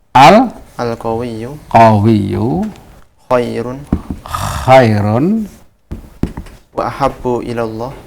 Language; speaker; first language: Arabic; non-native, learner; Indonesian